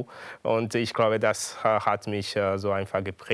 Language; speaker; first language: German; non-native, fluent; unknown